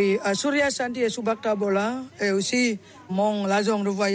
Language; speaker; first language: French; non-native, learner; Indonesian